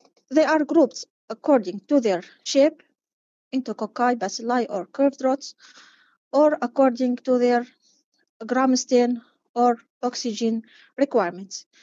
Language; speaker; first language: English; non-native, fluent; Arabic